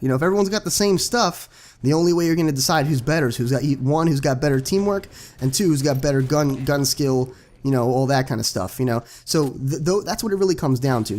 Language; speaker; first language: English; native; English